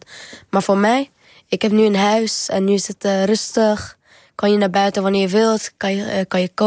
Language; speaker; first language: Dutch; early bilingual, other home language; Arabic